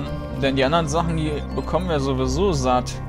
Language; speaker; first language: German; native; German